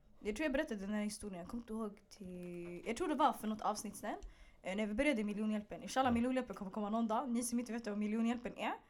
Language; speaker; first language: Swedish; early bilingual, other home language; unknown